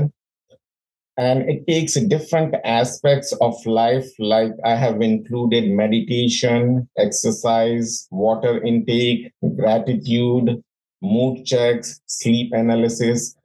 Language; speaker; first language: English; non-native, local second language; Hindi